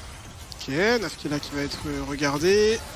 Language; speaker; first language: French; native; French